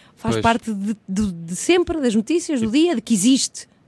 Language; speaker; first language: Portuguese; early bilingual, other home language; Spanish